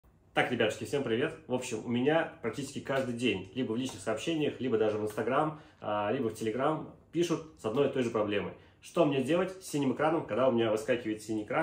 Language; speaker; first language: Russian; native; Russian